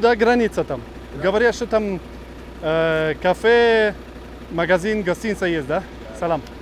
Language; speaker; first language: Russian; non-native, learner; German